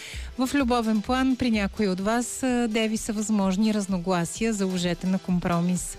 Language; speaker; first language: Bulgarian; native; Bulgarian